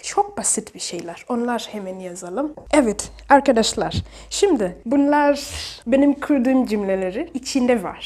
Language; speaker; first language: Turkish; non-native, learner; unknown